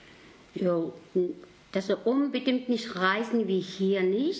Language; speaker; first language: German; non-native, learner; Mongolian